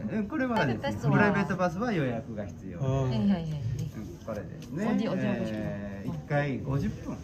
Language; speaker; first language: Japanese; native; Japanese